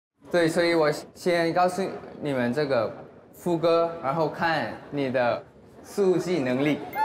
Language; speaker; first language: Chinese; non-native, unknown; Thai